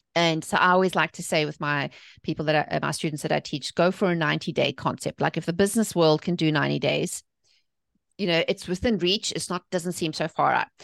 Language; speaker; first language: English; native; English